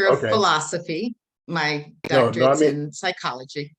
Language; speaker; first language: English; native; English